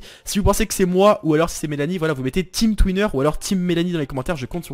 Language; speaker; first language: French; native; French